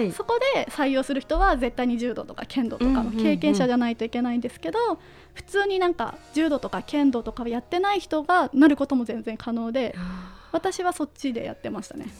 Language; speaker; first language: Japanese; native; Japanese